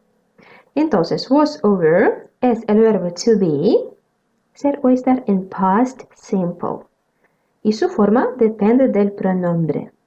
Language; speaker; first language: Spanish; non-native, fluent; Russian